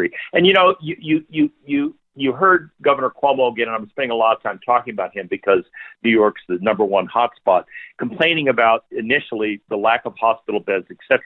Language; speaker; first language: English; native; English